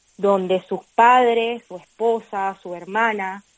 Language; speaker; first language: Spanish; native; Spanish